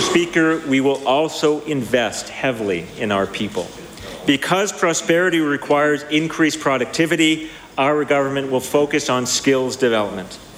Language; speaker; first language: English; native; English